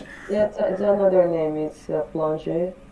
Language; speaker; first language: English; non-native, learner; Portuguese